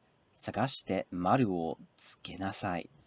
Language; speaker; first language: Japanese; non-native, learner; English